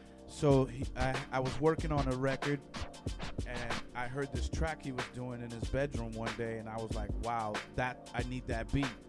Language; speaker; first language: English; early bilingual, other home language; Spanish